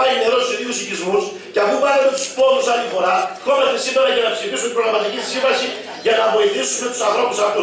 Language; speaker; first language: Greek; native; Greek